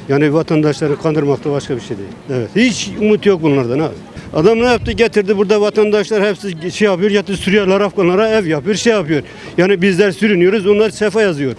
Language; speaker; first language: Turkish; native; Turkish